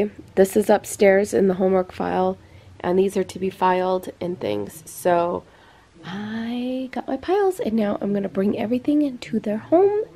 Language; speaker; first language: English; native; English